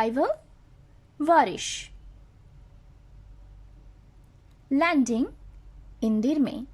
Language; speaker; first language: English; non-native, fluent; Bangla